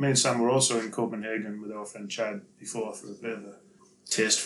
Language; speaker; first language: English; native; English